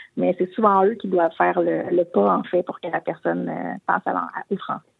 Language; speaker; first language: French; native; French